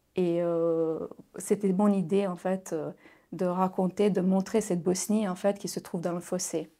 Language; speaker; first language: French; non-native, fluent; Bosnian